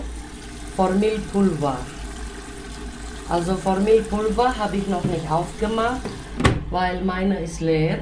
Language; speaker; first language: German; non-native, fluent; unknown